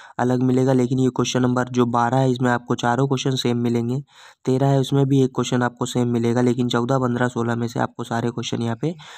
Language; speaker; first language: Hindi; native; Hindi